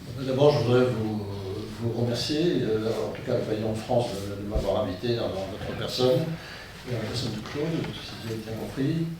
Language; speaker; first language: French; native; French